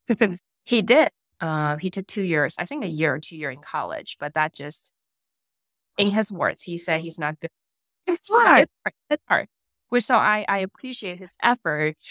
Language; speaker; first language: English; non-native, fluent; Chinese